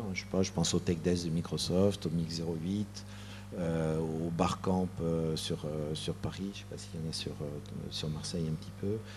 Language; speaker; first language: French; native; French